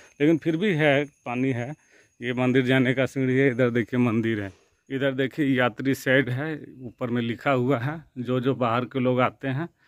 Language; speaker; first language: Hindi; native; Hindi